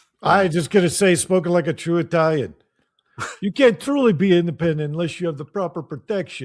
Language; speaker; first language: English; native; English